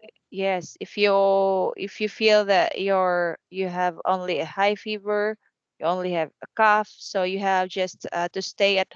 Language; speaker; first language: English; non-native, fluent; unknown